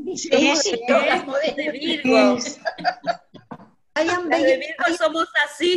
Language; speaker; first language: Spanish; native; Spanish